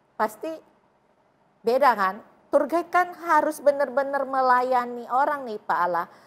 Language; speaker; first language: Indonesian; native; Indonesian